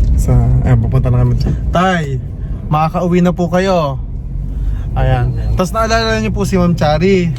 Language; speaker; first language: Filipino; native; Filipino